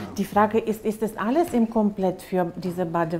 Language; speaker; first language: German; non-native, fluent; Russian